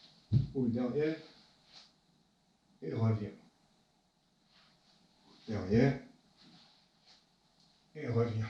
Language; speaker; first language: French; native; French